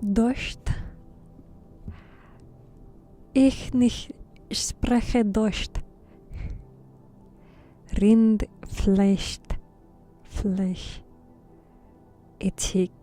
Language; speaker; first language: German; non-native, learner; English